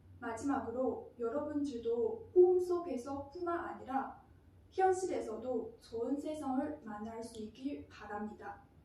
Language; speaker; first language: Korean; non-native, fluent; Chinese